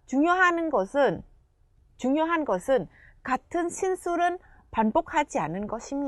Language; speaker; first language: Korean; non-native, fluent; Vietnamese